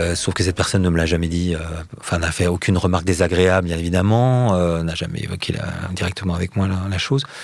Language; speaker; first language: French; native; French